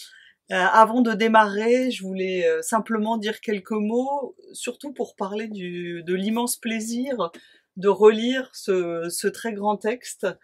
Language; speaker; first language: French; native; French